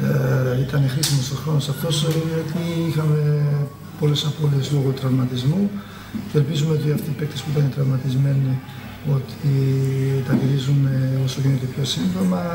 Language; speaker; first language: Greek; non-native, fluent; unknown